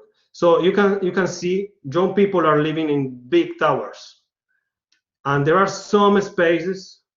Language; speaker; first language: English; non-native, learner; Spanish